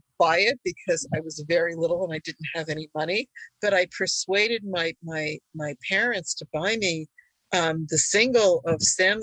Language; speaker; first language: English; early bilingual, other home language; Hungarian